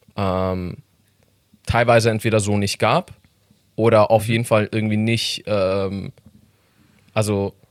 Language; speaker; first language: German; non-native, fluent; Persian